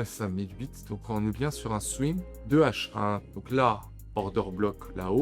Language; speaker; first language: French; native; French